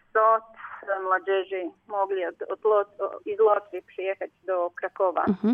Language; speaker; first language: Polish; non-native, learner; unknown